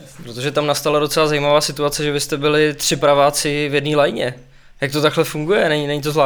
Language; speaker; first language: Czech; native; Czech